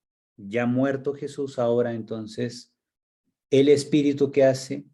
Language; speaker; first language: Spanish; native; Spanish